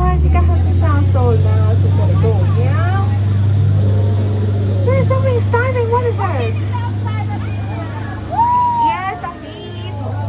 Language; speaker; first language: English; non-native, learner; Cantonese